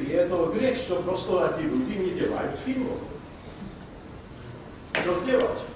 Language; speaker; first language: Russian; non-native, local second language; Georgian